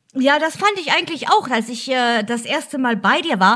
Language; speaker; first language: German; native; German